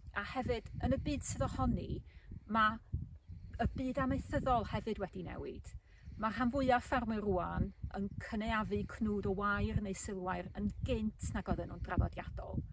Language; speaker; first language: Welsh; native; Welsh